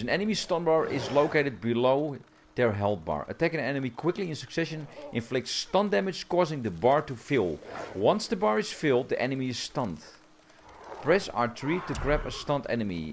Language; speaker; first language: English; non-native, fluent; Dutch